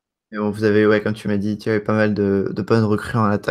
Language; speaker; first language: French; native; French